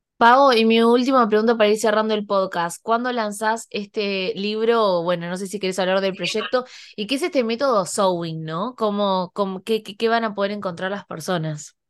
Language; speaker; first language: Spanish; native; Spanish